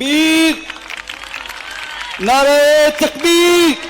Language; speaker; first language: Hindi; non-native, local second language; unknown